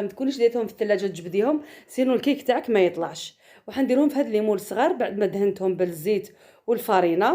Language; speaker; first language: Arabic; native; Arabic